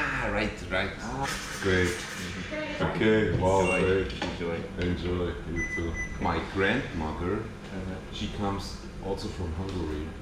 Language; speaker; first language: English; non-native, fluent; German